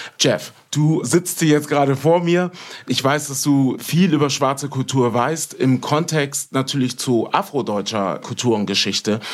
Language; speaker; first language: German; native; German